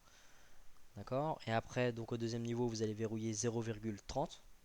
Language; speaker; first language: French; native; French